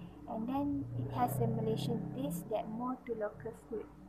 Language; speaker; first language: English; non-native, local second language; Malay